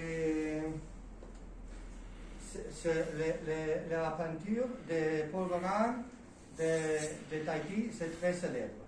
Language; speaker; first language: French; non-native, learner; Spanish